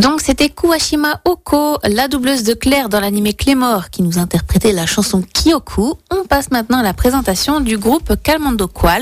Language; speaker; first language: French; native; French